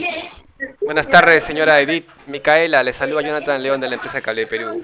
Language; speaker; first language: Spanish; native; Spanish